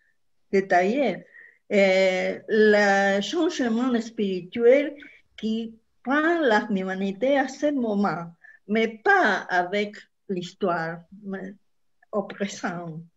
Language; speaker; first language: French; non-native, learner; Spanish